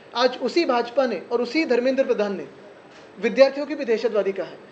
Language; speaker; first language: Hindi; non-native, local second language; Marathi